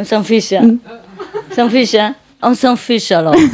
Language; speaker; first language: French; non-native, learner; Vietnamese